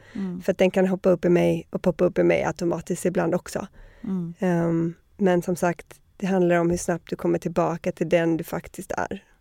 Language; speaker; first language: Swedish; early bilingual, heritage; Swedish